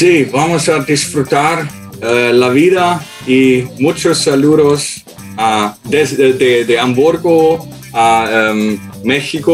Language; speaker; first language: Spanish; non-native, learner; German